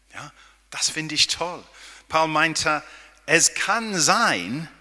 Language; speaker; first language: German; non-native, fluent; English